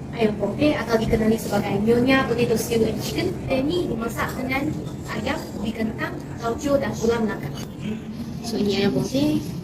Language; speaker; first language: Malay; non-native, local second language; Min Nan Chinese